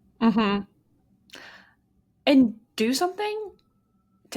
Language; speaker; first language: English; native; English